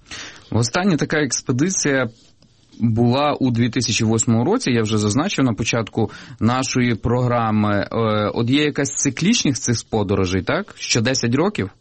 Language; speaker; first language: Ukrainian; native; Ukrainian